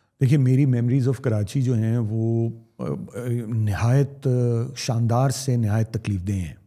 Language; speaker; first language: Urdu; native; Urdu